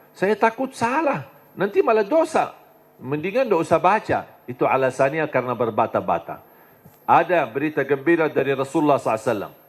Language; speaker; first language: Indonesian; non-native, fluent; Arabic